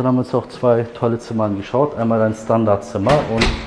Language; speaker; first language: German; native; German